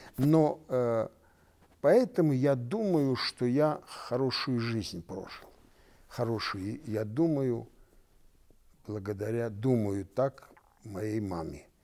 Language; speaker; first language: Russian; non-native, local second language; Armenian